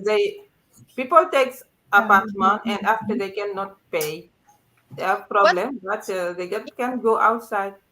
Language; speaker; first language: English; non-native, learner; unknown